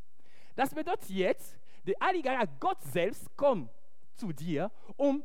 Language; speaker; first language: German; non-native, fluent; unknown